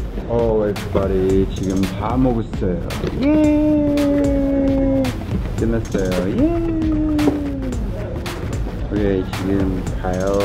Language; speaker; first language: Korean; non-native, learner; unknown